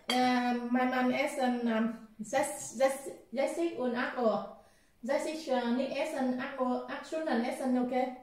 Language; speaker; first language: German; non-native, learner; Vietnamese